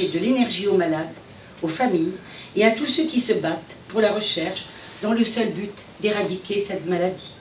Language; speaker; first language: French; native; French